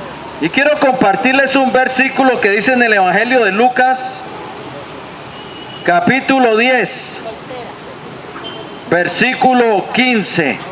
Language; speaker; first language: Spanish; native; Spanish